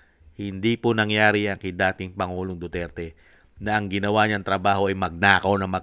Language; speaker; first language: Filipino; native; Filipino